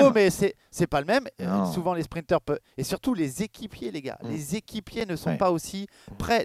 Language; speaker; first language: French; native; French